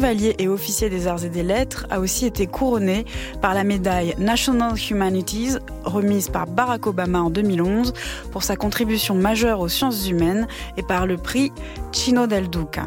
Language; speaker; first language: French; native; French